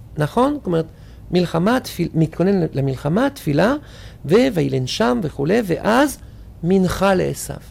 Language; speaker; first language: Hebrew; non-native, fluent; French